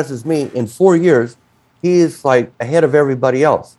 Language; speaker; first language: English; native; English